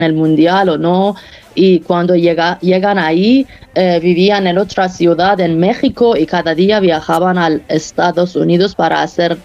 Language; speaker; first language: Spanish; non-native, fluent; Persian